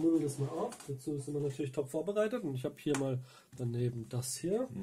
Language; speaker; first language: German; native; German